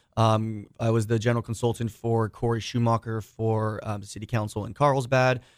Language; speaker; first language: English; native; English